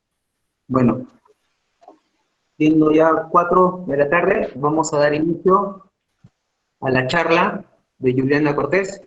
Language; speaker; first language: Spanish; native; Spanish